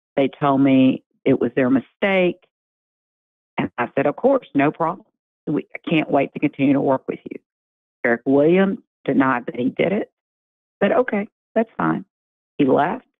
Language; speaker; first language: English; native; English